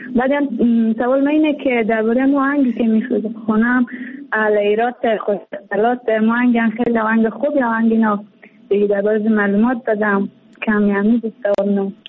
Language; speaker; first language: Persian; native; Persian